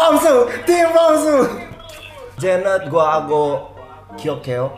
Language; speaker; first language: Korean; non-native, learner; Indonesian